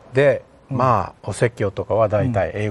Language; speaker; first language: Japanese; non-native, fluent; English